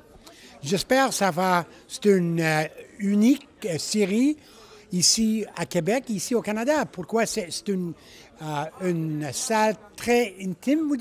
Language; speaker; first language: French; non-native, learner; English